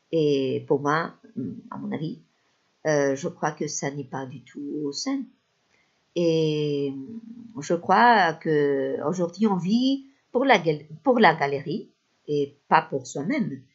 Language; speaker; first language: French; non-native, fluent; Spanish